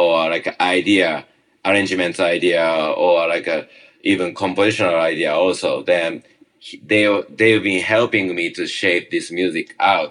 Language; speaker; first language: English; non-native, learner; Japanese